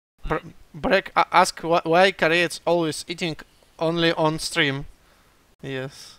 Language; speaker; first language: English; non-native, learner; Russian